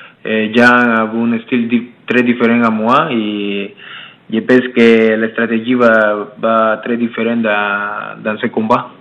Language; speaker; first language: French; non-native, learner; Spanish